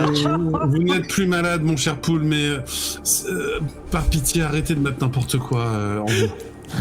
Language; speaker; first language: French; native; French